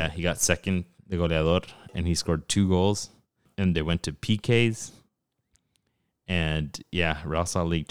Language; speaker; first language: English; early bilingual, other home language; Spanish